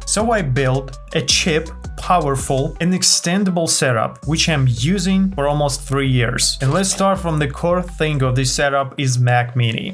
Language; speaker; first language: English; non-native, fluent; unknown